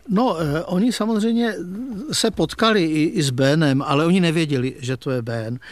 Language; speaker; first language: Czech; native; Czech